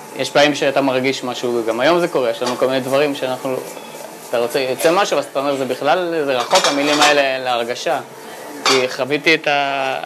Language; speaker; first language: Hebrew; early bilingual, other home language; French